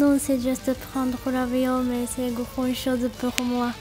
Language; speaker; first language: French; non-native, learner; Japanese